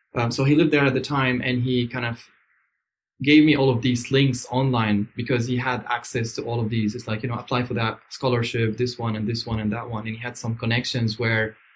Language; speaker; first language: English; non-native, fluent; Arabic